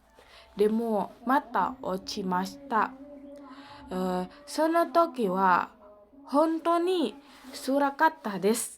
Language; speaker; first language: Japanese; non-native, learner; Indonesian